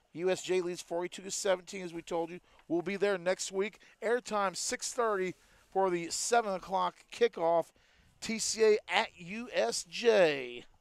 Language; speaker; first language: English; native; English